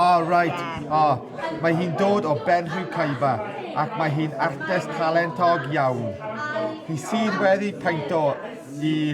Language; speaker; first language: Welsh; non-native, learner; English